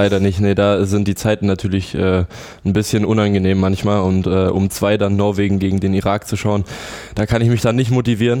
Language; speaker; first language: German; native; German